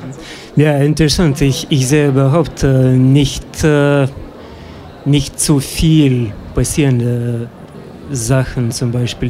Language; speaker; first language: German; non-native, fluent; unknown